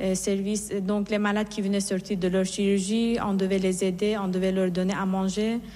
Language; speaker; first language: French; non-native, fluent; Persian